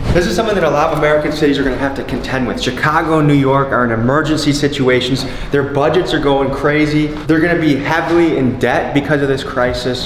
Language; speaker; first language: English; native; English